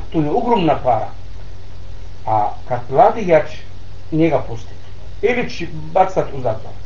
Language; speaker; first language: Bosnian; non-native, learner; Arabic